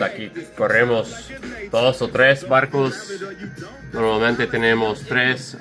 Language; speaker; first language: Spanish; non-native, learner; English